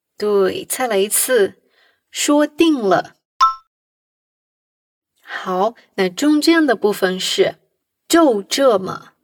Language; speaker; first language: Chinese; non-native, fluent; Portuguese